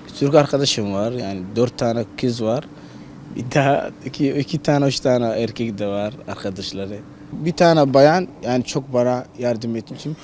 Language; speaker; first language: Turkish; non-native, learner; Somali